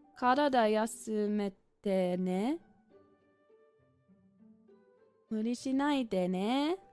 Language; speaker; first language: Japanese; non-native, learner; English